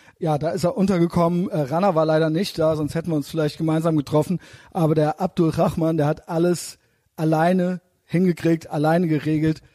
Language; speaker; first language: German; native; German